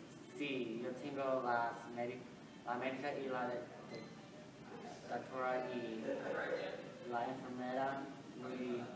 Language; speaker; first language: Spanish; non-native, learner; English